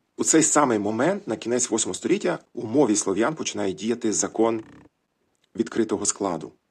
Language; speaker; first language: Ukrainian; native; Ukrainian